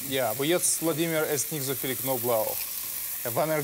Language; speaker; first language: German; non-native, learner; Russian